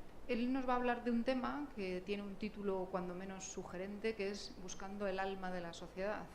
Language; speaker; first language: Spanish; native; Spanish